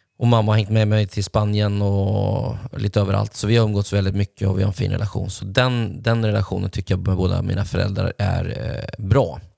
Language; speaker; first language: Swedish; native; Swedish